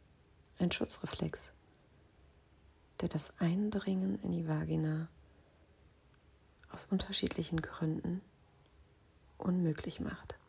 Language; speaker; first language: German; native; German